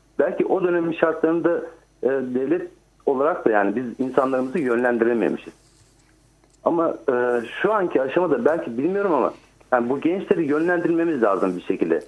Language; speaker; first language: Turkish; native; Turkish